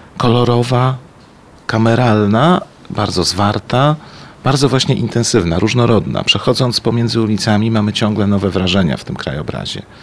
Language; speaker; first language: Polish; native; Polish